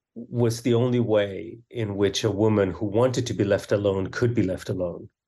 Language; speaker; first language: English; early bilingual, other home language; Swedish